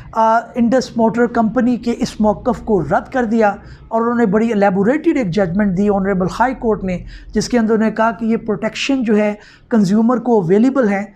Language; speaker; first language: Urdu; non-native, local second language; Punjabi